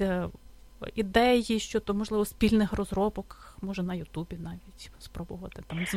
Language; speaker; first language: Ukrainian; native; Ukrainian